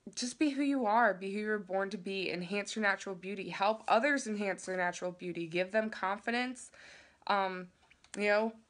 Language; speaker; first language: English; native; English